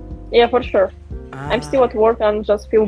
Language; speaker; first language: English; non-native, learner; Russian